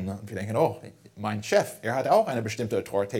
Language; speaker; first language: German; non-native, fluent; English